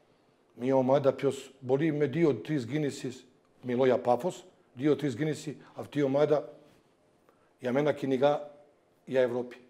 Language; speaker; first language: Greek; non-native, fluent; Serbian